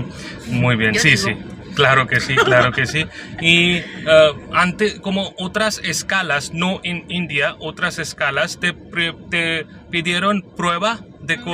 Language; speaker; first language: Spanish; non-native, learner; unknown